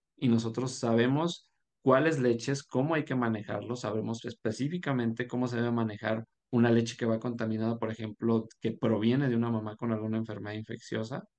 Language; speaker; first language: Spanish; native; Spanish